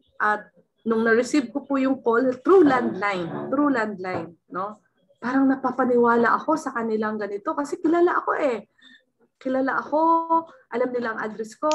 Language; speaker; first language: Filipino; native; Filipino